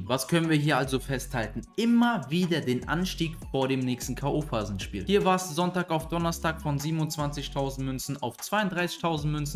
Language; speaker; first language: German; native; German